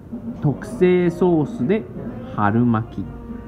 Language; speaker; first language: Japanese; non-native, learner; Chinese